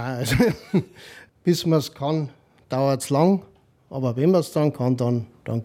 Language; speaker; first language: German; native; German